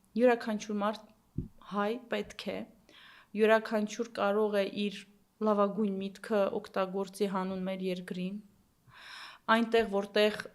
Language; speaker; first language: Armenian; early bilingual, heritage; Armenian